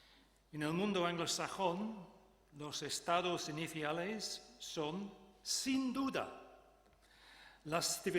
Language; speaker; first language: Spanish; non-native, fluent; English